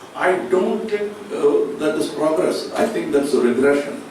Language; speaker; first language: English; non-native, local second language; Tamil